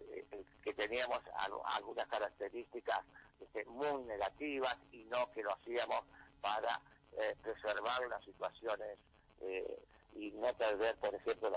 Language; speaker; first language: Spanish; native; Spanish